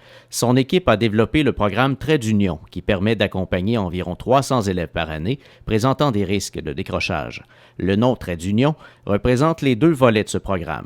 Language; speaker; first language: French; native; French